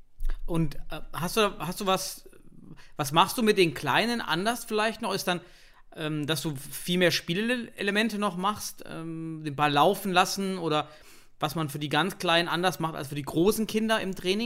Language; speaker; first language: German; native; German